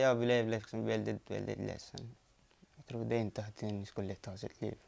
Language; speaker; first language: Swedish; non-native, learner; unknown